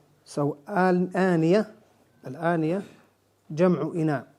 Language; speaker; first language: Arabic; non-native, fluent; English